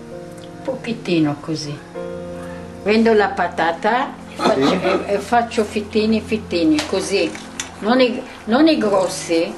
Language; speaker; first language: Italian; non-native, learner; Arabic